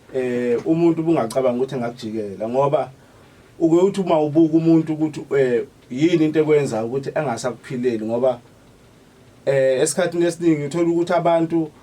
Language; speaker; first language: Zulu; native; Zulu